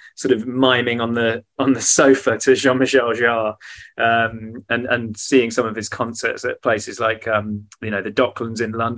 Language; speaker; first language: English; native; English